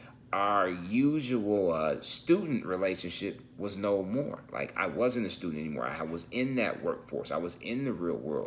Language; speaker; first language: English; native; English